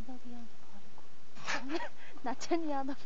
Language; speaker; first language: Korean; non-native, fluent; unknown